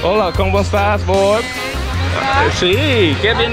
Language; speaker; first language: Spanish; non-native, learner; English